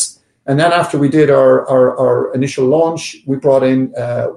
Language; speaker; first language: English; native; English